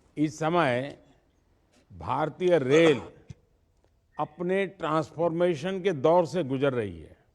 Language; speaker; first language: Hindi; non-native, local second language; Gujarati